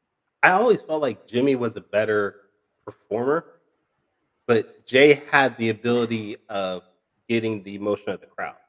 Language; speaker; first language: English; native; English